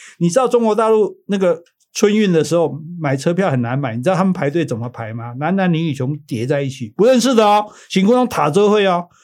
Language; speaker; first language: Chinese; native; Chinese